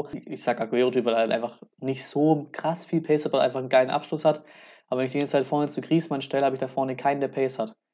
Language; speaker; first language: German; native; German